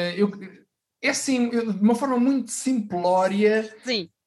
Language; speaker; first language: Portuguese; native; Portuguese